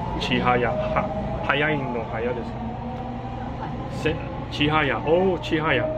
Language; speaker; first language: Japanese; non-native, learner; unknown